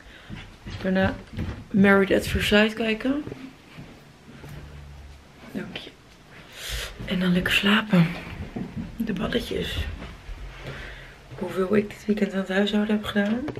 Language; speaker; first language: Dutch; native; Dutch